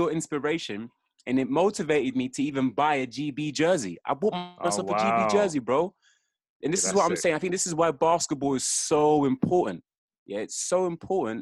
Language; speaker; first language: English; native; English